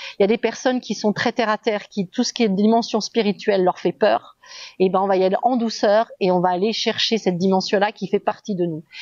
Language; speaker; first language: French; native; French